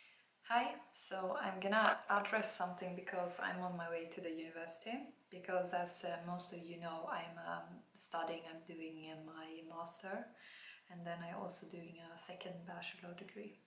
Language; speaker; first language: English; non-native, fluent; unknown